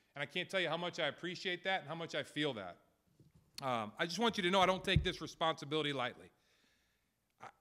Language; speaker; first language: English; native; English